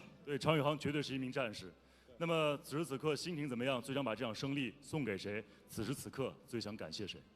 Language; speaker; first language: Chinese; native; Chinese